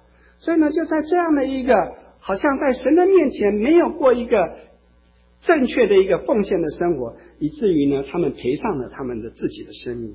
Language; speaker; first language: Chinese; native; Chinese